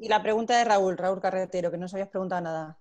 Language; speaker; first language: Spanish; native; Spanish